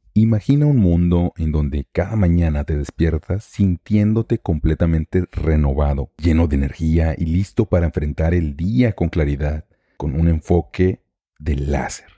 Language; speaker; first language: Spanish; native; Spanish